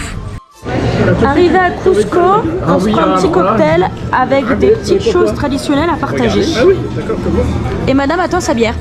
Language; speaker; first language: French; native; French